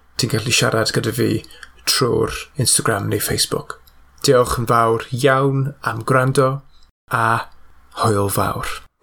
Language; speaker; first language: Welsh; non-native, fluent; English